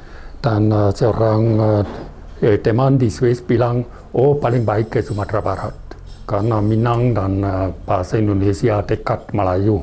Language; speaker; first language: Indonesian; non-native, learner; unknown